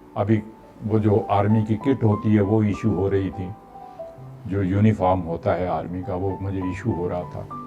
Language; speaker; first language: Urdu; non-native, local second language; Punjabi